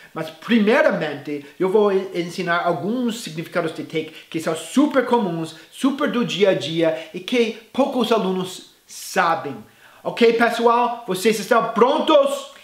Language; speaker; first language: Portuguese; non-native, fluent; English